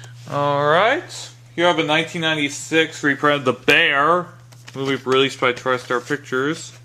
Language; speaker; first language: English; native; English